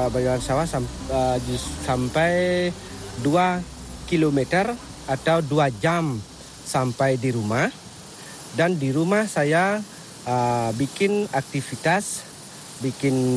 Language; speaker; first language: Indonesian; non-native, local second language; Balinese